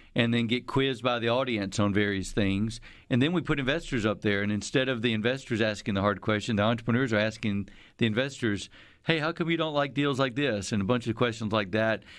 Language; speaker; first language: English; native; English